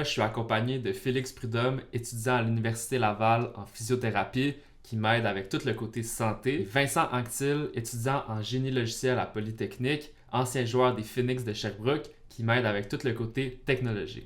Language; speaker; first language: French; native; French